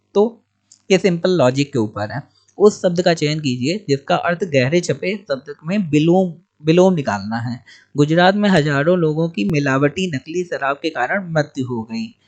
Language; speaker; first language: Hindi; native; Hindi